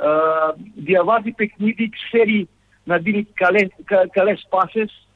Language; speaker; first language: Greek; non-native, fluent; Serbian